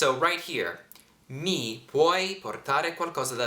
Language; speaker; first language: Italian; early bilingual, heritage; English